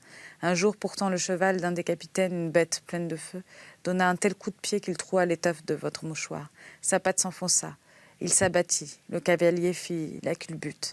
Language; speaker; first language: French; native; French